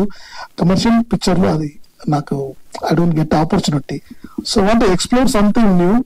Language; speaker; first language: Telugu; non-native, learner; Tamil